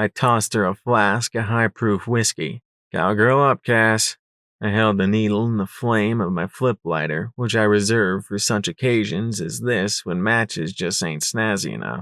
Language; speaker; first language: English; native; English